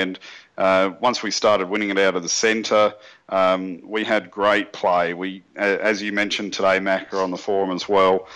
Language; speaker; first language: English; native; English